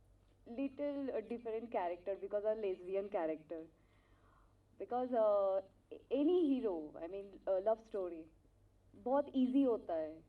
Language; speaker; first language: Hindi; non-native, local second language; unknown